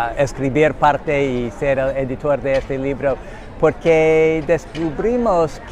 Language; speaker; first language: Spanish; non-native, learner; English